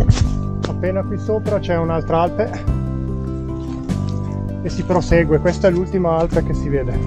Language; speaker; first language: Italian; native; Italian